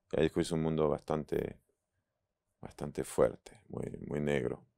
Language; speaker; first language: Spanish; non-native, fluent; French